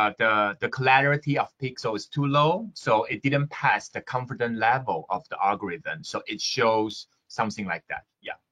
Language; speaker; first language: English; non-native, fluent; Chinese